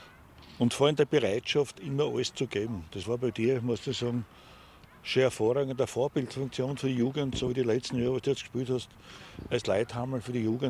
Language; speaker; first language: German; native; German